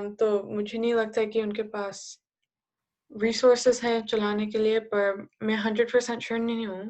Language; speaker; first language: Hindi; early bilingual, heritage; Hindi